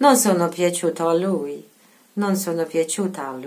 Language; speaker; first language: Italian; non-native, fluent; Russian